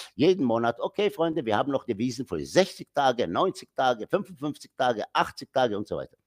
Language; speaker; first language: German; non-native, fluent; Arabic